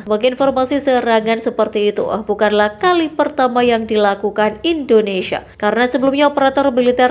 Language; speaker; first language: Indonesian; native; Indonesian